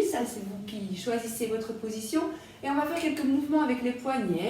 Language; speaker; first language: French; native; French